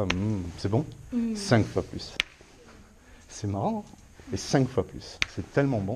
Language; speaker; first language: French; native; French